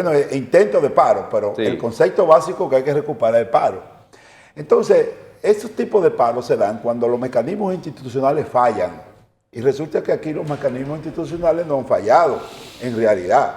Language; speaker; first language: Spanish; native; Spanish